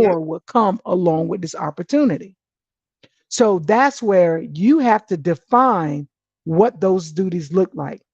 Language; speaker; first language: English; native; English